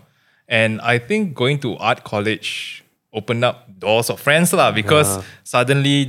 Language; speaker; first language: English; non-native, local second language; Min Nan Chinese